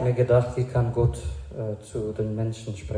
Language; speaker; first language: German; non-native, fluent; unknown